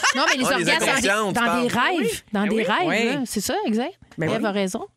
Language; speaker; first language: French; native; French